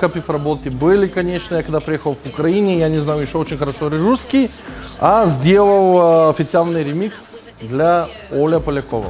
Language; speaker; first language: Russian; non-native, learner; Bulgarian